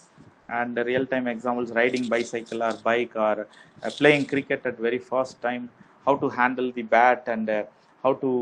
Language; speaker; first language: English; non-native, local second language; Tamil